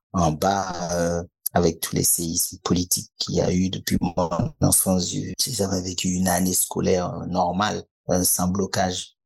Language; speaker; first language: French; native; French